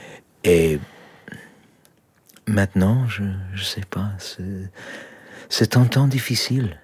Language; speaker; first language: French; non-native, learner; Polish